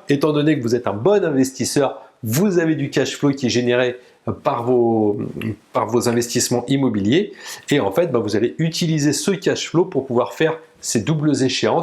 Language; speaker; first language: French; native; French